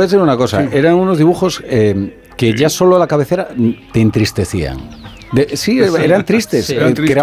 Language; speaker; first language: Spanish; native; Spanish